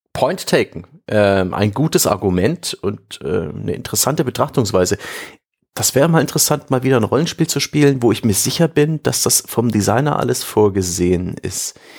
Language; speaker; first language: German; native; German